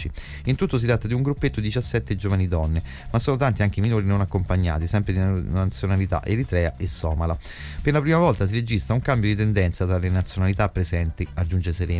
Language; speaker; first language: Italian; native; Italian